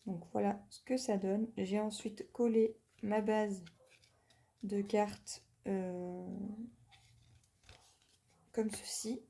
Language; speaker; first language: French; native; French